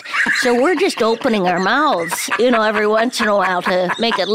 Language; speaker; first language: English; native; English